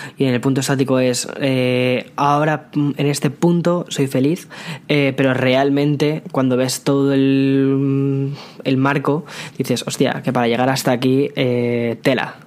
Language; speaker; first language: Spanish; native; Spanish